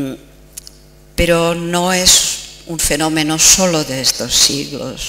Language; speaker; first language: Spanish; non-native, fluent; Czech